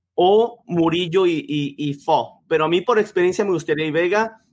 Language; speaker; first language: Spanish; native; Spanish